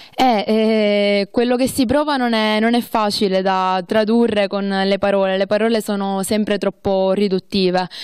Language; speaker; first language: Italian; native; Italian